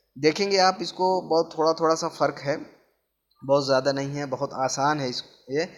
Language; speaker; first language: Urdu; native; Urdu